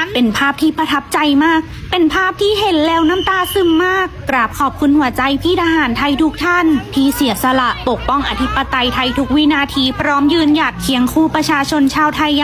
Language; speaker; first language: Thai; native; Thai